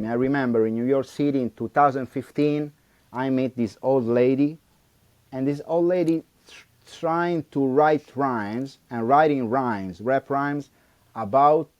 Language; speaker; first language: English; non-native, learner; Italian